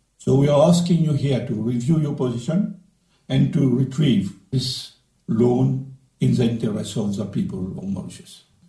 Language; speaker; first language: English; non-native, local second language; Morisyen